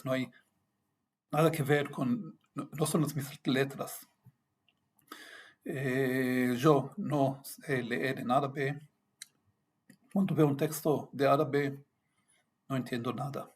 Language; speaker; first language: Spanish; non-native, fluent; Hebrew